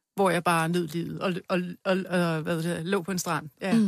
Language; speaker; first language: Danish; native; Danish